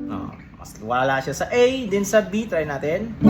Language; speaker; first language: Filipino; native; Filipino